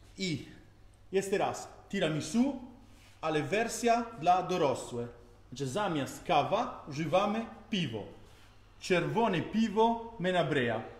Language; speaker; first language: Polish; non-native, learner; Italian